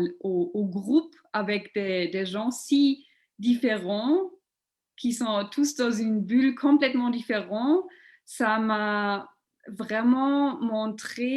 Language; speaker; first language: French; non-native, local second language; German